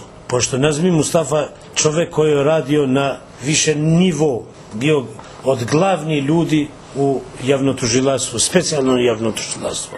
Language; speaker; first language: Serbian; non-native, local second language; Albanian